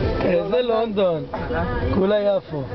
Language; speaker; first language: Hebrew; native; Hebrew